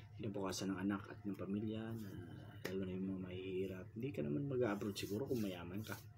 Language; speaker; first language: Filipino; non-native, local second language; Cebuano